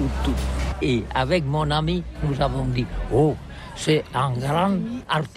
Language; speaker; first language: French; non-native, learner; Catalan